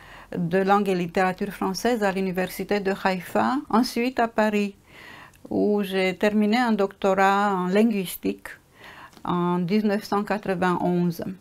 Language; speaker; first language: French; non-native, fluent; Romanian